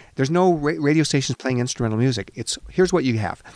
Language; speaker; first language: English; native; English